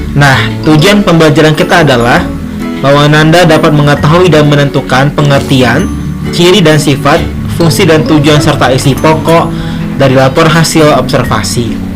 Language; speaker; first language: Indonesian; non-native, local second language; Minangkabau